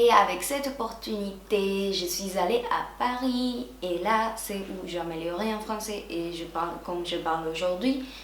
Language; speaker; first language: French; non-native, fluent; Spanish